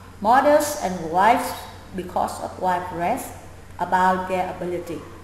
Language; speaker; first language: English; non-native, fluent; Vietnamese